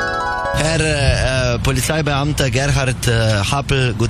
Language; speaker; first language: German; non-native, learner; Slovenian